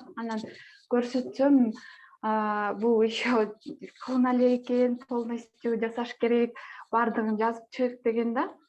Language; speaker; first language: Kyrgyz; native; Kyrgyz